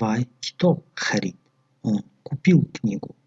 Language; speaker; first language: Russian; non-native, local second language; Tajik